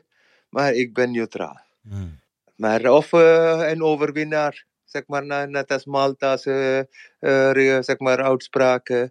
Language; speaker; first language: Dutch; non-native, fluent; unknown